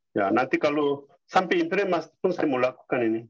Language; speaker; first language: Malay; non-native, learner; Korean